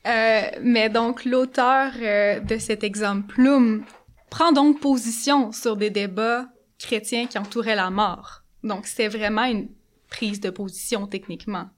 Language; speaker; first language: French; native; French